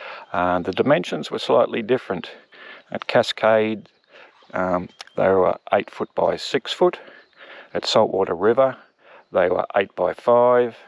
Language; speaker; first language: English; native; English